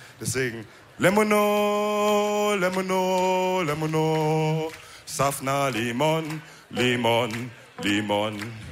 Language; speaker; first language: German; early bilingual, other home language; Wolof